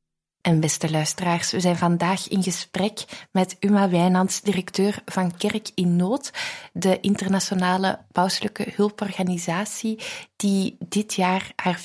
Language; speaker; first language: Dutch; native; Dutch